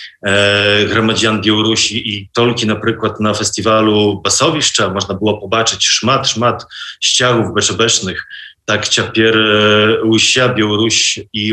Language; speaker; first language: Belarusian; non-native, local second language; Polish